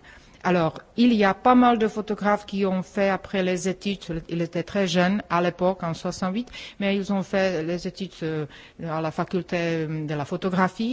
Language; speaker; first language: French; non-native, fluent; Czech